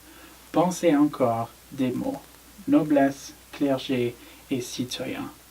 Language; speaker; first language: French; non-native, learner; English